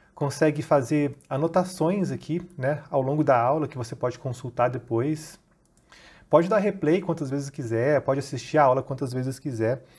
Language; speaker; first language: Portuguese; native; Portuguese